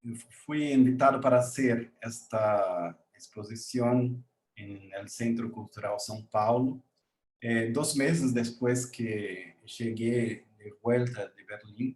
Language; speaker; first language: Spanish; non-native, learner; Portuguese